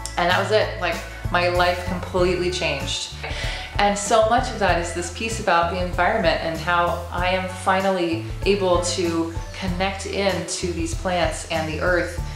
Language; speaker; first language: English; native; English